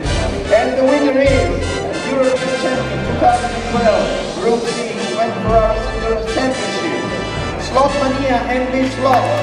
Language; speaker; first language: English; non-native, fluent; Italian